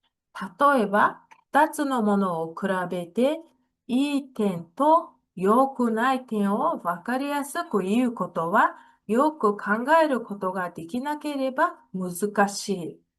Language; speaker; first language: Japanese; non-native, fluent; Mongolian